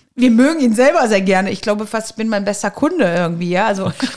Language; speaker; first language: German; native; German